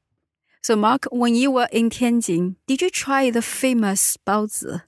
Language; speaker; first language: English; non-native, fluent; Chinese